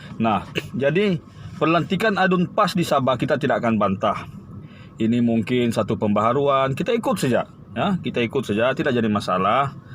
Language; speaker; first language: Malay; native; Malay